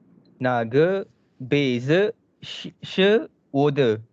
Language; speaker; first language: Chinese; non-native, learner; Malay